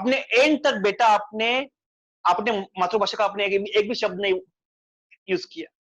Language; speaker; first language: Hindi; non-native, local second language; Marathi